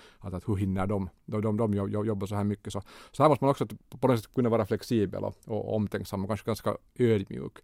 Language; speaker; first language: Swedish; native; Swedish